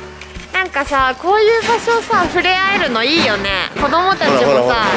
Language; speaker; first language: Japanese; native; Japanese